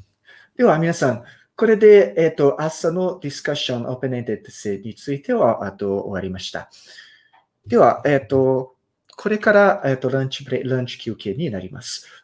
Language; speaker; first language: Japanese; non-native, fluent; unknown